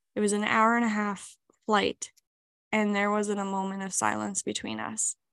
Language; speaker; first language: English; native; English